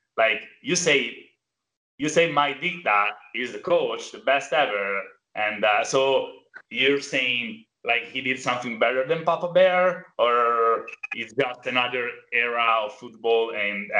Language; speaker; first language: English; non-native, fluent; Italian